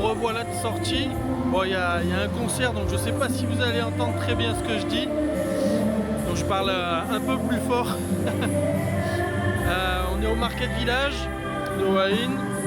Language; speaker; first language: French; native; French